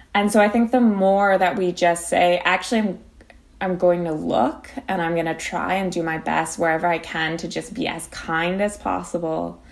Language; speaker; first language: English; native; English